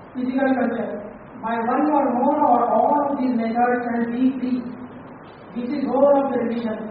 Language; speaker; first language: English; non-native, local second language; Marathi